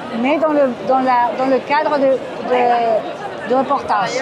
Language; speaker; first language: French; non-native, fluent; Portuguese